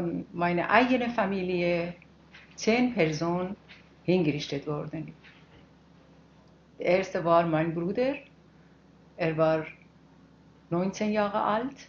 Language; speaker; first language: German; non-native, fluent; Persian